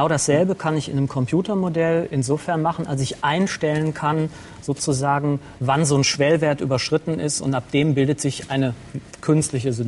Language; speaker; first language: German; native; German